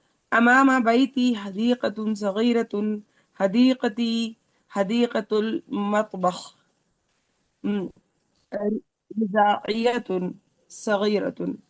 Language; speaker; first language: Arabic; non-native, learner; Urdu